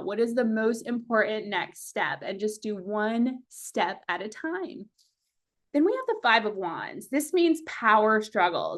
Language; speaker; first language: English; native; English